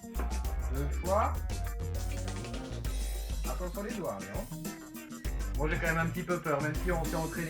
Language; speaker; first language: French; native; French